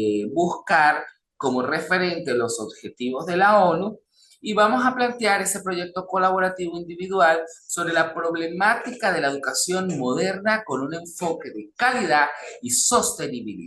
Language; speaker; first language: Spanish; native; Spanish